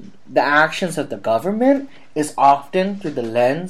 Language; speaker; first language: English; native; English